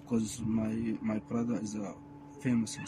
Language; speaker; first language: English; non-native, learner; Arabic